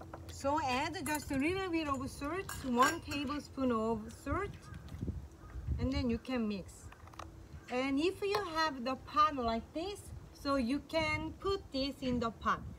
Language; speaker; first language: English; non-native, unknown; Korean